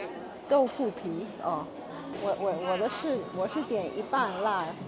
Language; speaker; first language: Chinese; early bilingual, heritage; Chinese